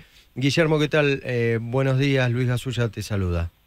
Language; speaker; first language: Spanish; native; Spanish